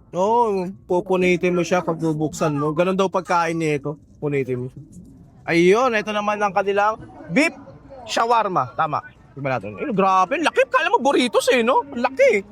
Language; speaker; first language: Filipino; native; Filipino